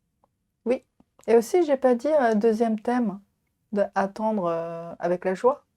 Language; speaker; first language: French; non-native, fluent; Japanese